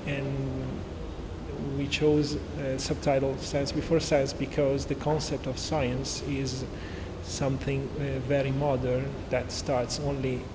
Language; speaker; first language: English; non-native, fluent; Italian